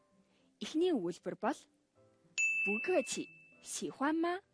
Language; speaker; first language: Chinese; non-native, fluent; Mongolian